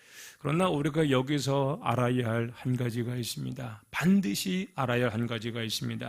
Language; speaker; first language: Korean; native; Korean